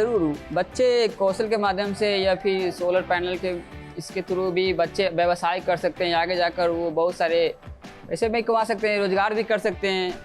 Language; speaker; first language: Hindi; native; Hindi